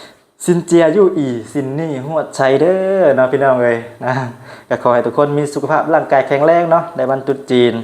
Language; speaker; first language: Thai; non-native, local second language; Northeastern Thai